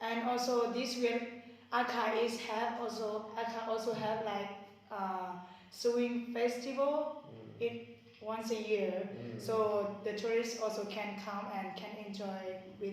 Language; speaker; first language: English; non-native, learner; Thai